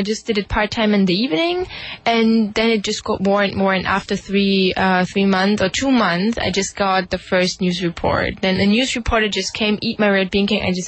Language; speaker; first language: English; non-native, fluent; German